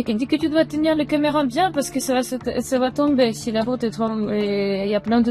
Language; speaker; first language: French; non-native, fluent; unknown